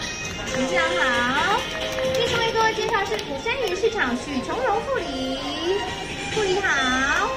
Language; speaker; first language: Chinese; native; Chinese